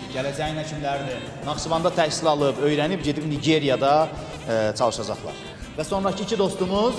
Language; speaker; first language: Azerbaijani; native; Azerbaijani